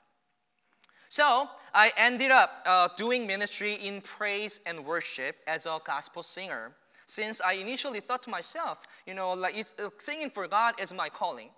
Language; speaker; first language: English; non-native, fluent; Korean